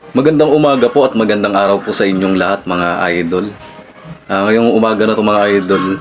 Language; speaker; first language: Filipino; non-native, local second language; Bikol